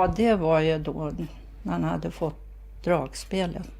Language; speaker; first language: Swedish; native; Swedish